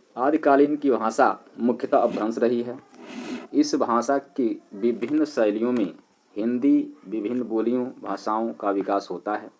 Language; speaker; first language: Hindi; native; Hindi